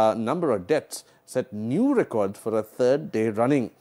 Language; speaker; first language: English; non-native, local second language; Sinhala